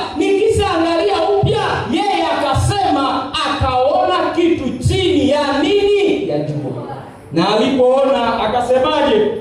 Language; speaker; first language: Swahili; native; Swahili